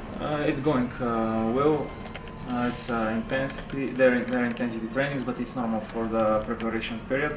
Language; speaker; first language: English; non-native, fluent; Bulgarian